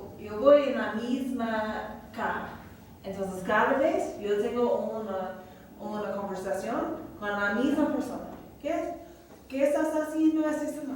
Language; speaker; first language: Spanish; non-native, fluent; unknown